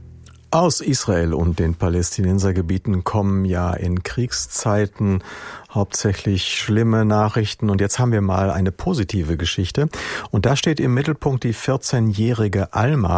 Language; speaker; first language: German; native; German